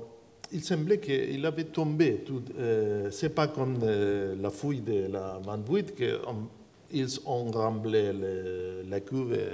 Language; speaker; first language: French; non-native, learner; Spanish